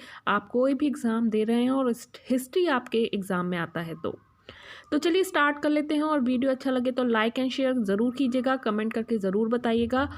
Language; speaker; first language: Hindi; native; Hindi